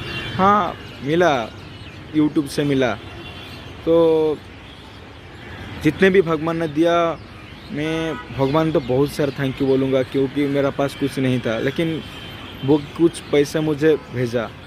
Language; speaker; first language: Hindi; non-native, local second language; Odia